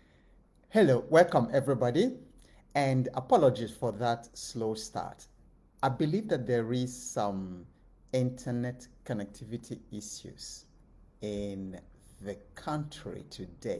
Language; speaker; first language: English; non-native, local second language; Igbo